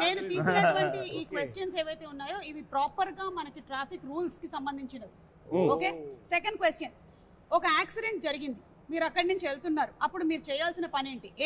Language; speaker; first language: Telugu; native; Telugu